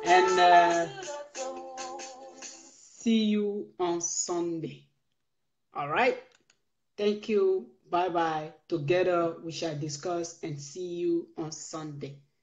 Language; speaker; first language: English; non-native, local second language; Mandingo